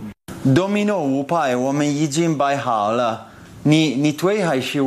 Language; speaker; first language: Chinese; non-native, learner; Italian